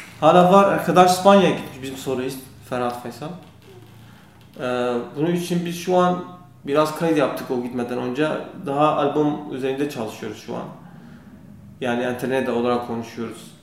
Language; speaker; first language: Turkish; non-native, learner; Kurdish